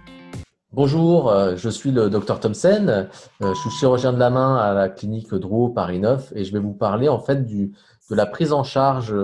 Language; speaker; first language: French; native; French